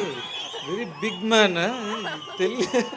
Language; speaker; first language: Telugu; non-native, learner; Tamil